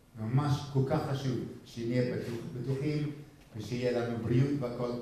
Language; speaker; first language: Hebrew; non-native, fluent; English